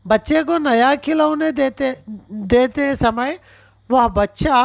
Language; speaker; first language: Hindi; non-native, local second language; Telugu